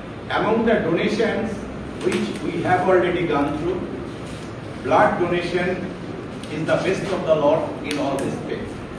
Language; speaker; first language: English; non-native, local second language; Bangla